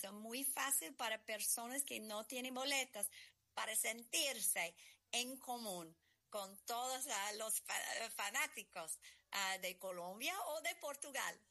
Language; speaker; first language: Spanish; non-native, fluent; English